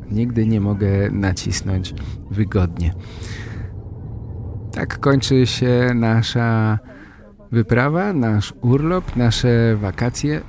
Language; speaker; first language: Polish; native; Polish